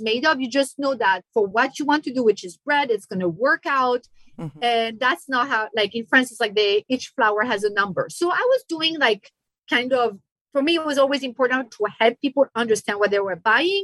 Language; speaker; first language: English; non-native, fluent; French